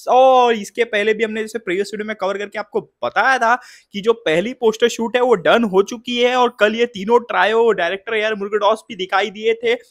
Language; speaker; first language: Hindi; native; Hindi